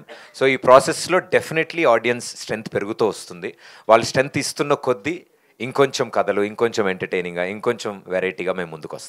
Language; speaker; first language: Telugu; native; Telugu